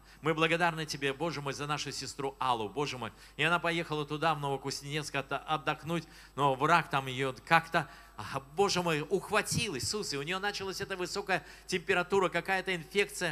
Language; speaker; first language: Russian; native; Russian